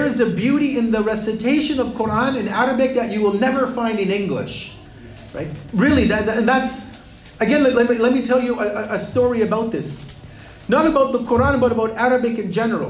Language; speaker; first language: English; native; English